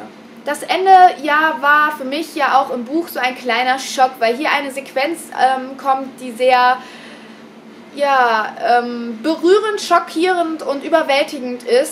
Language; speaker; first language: German; native; German